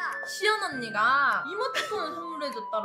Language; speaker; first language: Korean; native; Korean